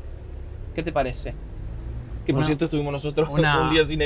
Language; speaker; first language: Spanish; native; Spanish